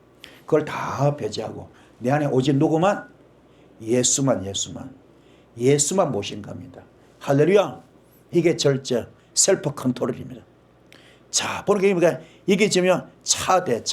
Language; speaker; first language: Korean; native; Korean